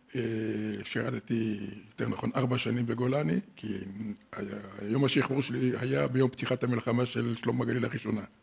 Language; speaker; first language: Hebrew; native; Hebrew